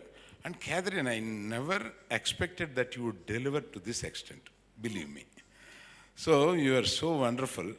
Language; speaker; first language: Telugu; native; Telugu